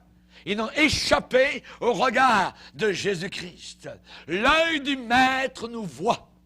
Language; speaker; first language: French; native; French